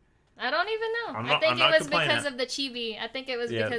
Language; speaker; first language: English; native; English